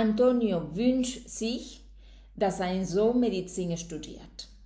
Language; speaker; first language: German; non-native, fluent; Spanish